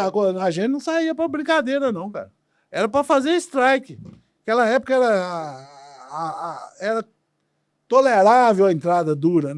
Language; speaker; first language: Portuguese; native; Portuguese